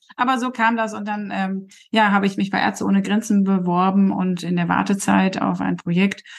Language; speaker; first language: German; native; German